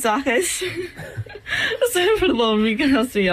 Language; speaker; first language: Spanish; non-native, fluent; English